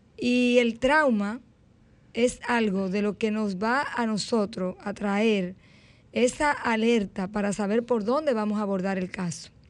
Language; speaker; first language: Spanish; native; Spanish